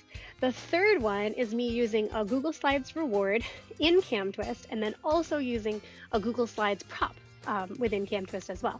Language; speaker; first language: English; native; English